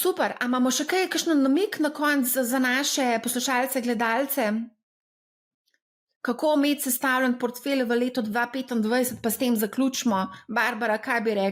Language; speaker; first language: Slovenian; native; Slovenian